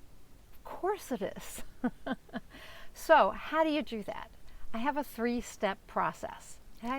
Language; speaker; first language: English; native; English